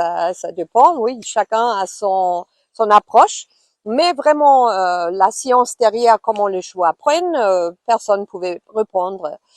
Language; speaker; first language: French; non-native, fluent; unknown